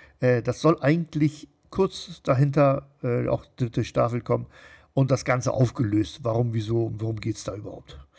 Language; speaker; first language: German; early bilingual, other home language; Turkish